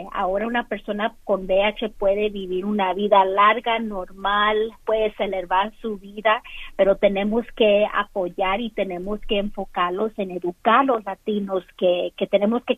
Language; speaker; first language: Spanish; early bilingual, other home language; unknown